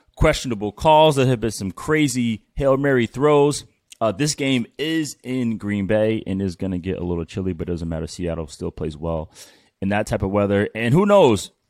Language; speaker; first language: English; native; English